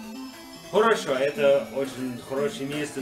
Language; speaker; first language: Russian; non-native, learner; English